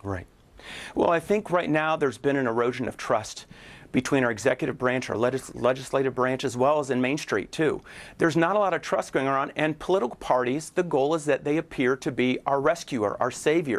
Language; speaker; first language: English; native; English